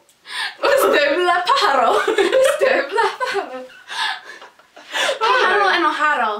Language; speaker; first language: Spanish; non-native, learner; English